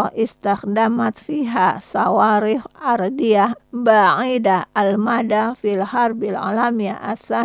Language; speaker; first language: Arabic; non-native, fluent; Indonesian